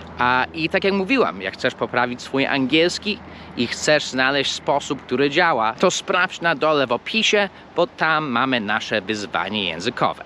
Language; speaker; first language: Polish; non-native, fluent; English